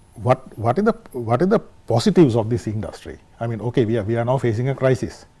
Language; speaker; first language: English; non-native, local second language; Sinhala